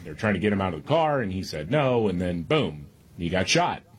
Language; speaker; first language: English; native; English